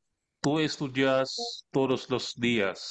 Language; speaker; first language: Spanish; non-native, learner; Filipino